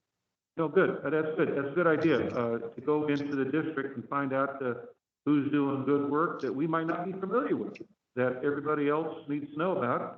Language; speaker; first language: English; native; English